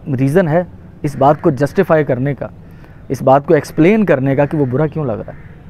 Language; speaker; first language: Urdu; non-native, local second language; Punjabi